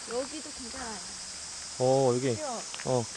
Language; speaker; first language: Korean; non-native, learner; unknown